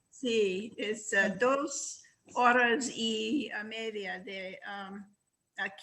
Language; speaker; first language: Spanish; non-native, learner; English